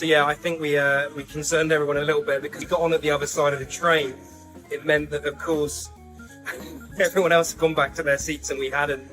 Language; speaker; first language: English; native; English